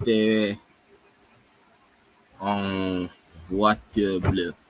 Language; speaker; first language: French; non-native, learner; English